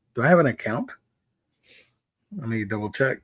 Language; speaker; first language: English; native; English